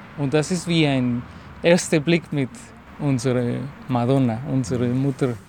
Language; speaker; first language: German; non-native, learner; Spanish